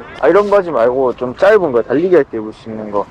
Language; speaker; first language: Korean; native; Korean